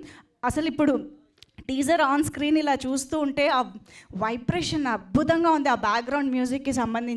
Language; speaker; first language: Telugu; native; Telugu